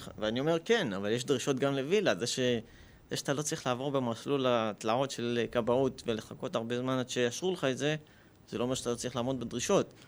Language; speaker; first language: Hebrew; early bilingual, other home language; Russian